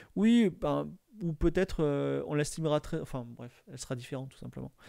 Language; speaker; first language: French; native; French